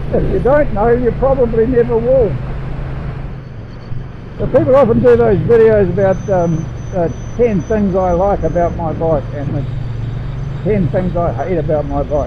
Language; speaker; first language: English; native; English